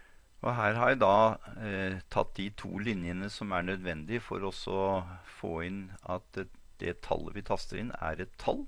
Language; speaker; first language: Norwegian; native; Norwegian